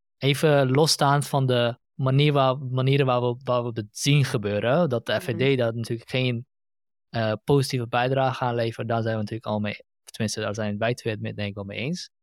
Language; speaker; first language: Dutch; native; Dutch